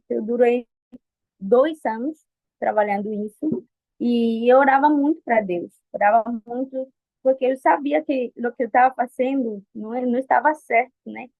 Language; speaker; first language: Portuguese; non-native, fluent; Spanish